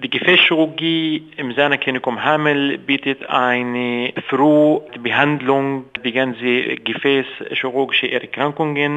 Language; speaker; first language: German; non-native, fluent; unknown